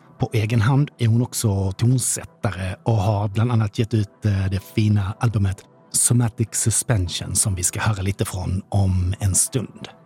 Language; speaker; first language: Swedish; native; Swedish